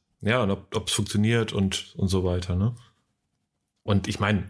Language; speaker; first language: German; native; German